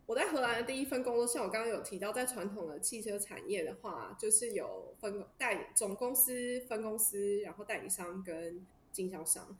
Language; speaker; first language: Chinese; native; Chinese